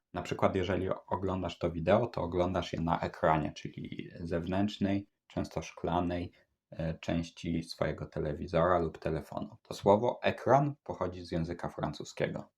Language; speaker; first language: Polish; native; Polish